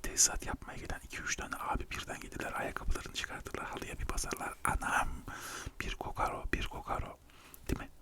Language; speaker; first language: Turkish; native; Turkish